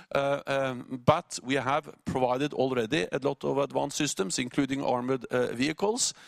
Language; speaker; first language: English; non-native, fluent; Norwegian